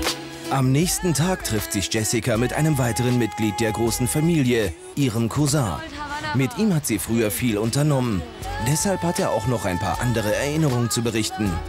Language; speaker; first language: German; native; German